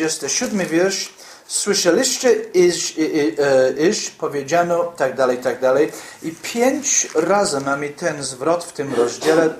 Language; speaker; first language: Polish; non-native, fluent; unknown